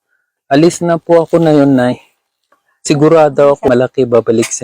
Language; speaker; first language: Filipino; non-native, learner; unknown